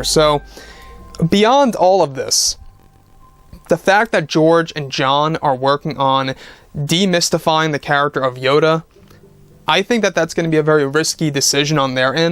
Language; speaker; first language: English; native; English